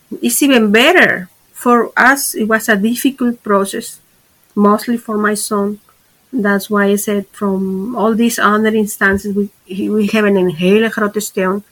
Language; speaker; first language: English; non-native, fluent; Spanish